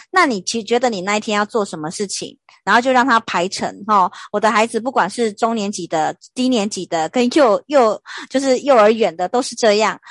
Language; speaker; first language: Chinese; native; Chinese